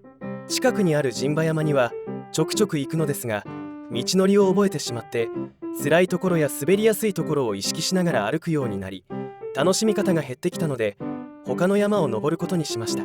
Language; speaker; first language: Japanese; native; Japanese